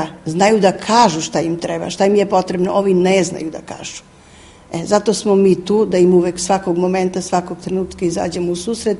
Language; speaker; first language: Serbian; native; Serbian